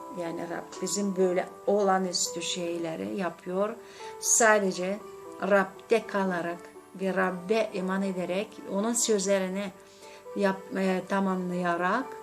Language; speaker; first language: Turkish; non-native, learner; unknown